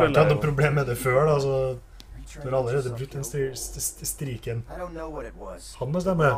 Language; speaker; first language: Norwegian; native; Norwegian